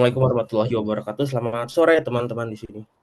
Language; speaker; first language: Indonesian; native; Indonesian